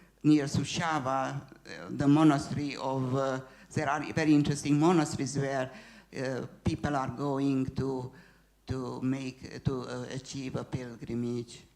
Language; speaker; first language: English; non-native, fluent; Hungarian